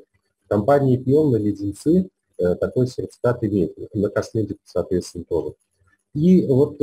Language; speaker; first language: Russian; native; Russian